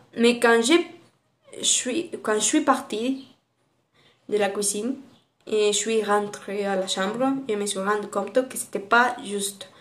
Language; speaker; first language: French; non-native, learner; Spanish